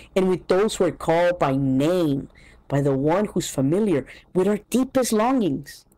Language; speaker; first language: English; early bilingual, other home language; Spanish